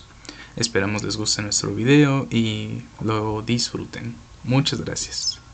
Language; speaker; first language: Spanish; native; Spanish